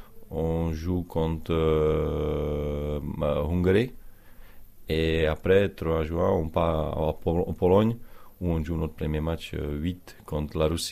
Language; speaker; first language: French; non-native, learner; Czech